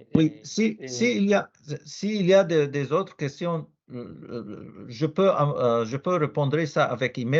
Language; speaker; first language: French; non-native, learner; Arabic